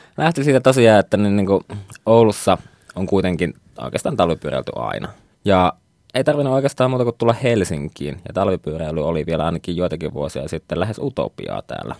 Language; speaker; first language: Finnish; native; Finnish